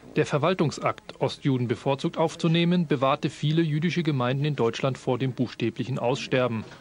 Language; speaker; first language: German; native; German